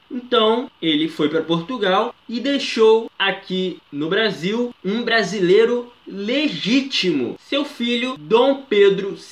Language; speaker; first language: Portuguese; native; Portuguese